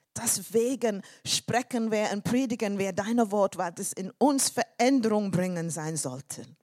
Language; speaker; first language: German; non-native, fluent; English